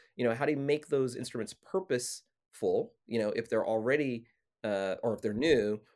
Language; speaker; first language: English; native; English